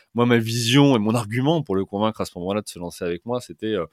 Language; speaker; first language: French; native; French